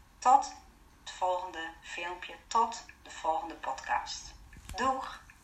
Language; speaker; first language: Dutch; non-native, fluent; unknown